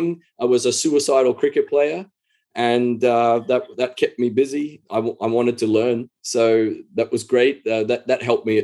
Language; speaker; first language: English; native; English